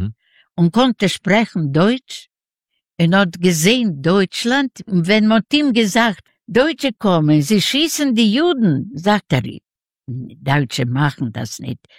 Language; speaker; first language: German; non-native, learner; Yiddish